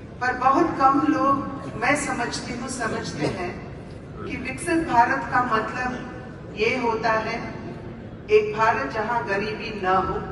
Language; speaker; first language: Hindi; non-native, local second language; Telugu